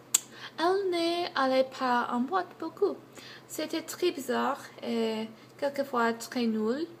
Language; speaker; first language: French; non-native, learner; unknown